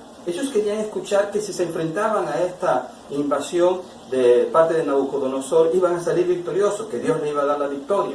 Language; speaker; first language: Spanish; native; Spanish